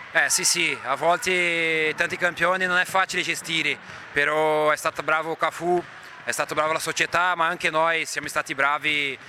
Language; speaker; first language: Italian; non-native, fluent; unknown